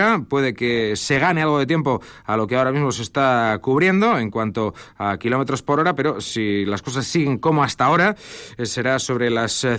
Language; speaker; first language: Spanish; native; Spanish